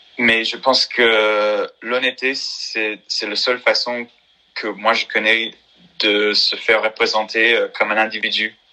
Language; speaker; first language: French; non-native, fluent; English